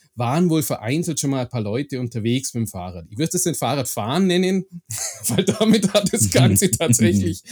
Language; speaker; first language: German; native; German